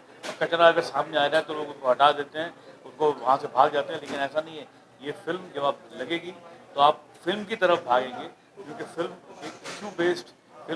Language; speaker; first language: Hindi; native; Hindi